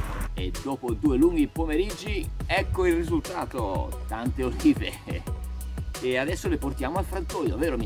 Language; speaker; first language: Italian; native; Italian